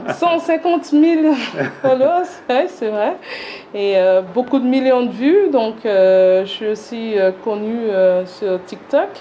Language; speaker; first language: French; non-native, fluent; English